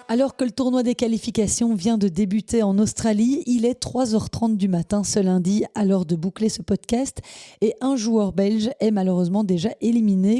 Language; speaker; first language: French; native; French